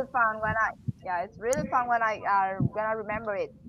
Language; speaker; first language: English; non-native, learner; Vietnamese